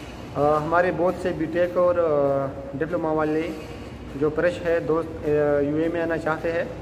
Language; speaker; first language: Hindi; non-native, local second language; Pashto